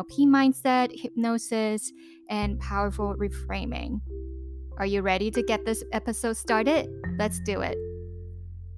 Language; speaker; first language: English; non-native, local second language; Cantonese